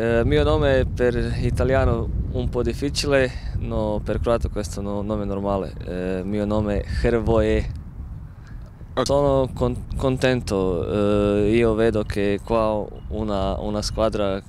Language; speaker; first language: Italian; non-native, learner; Croatian